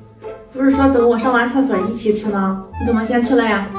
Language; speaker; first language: Chinese; native; Chinese